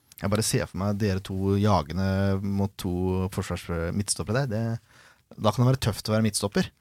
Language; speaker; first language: Norwegian; native; Norwegian